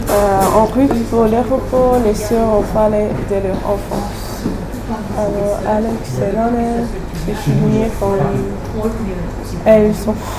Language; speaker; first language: French; non-native, learner; English